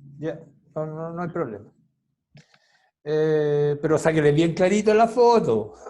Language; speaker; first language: Spanish; native; Spanish